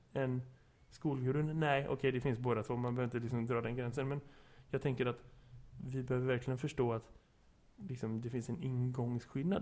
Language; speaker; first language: Swedish; native; Swedish